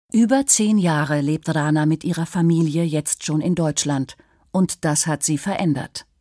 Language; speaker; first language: German; native; German